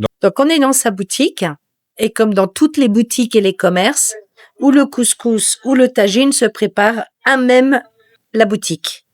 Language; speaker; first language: French; native; French